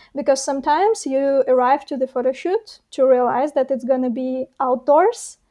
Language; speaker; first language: English; non-native, fluent; Russian